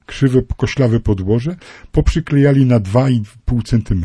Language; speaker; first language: Polish; native; Polish